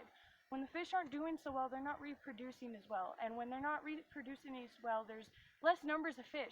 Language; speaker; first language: English; native; English